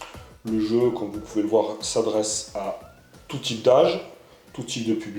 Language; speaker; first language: French; native; French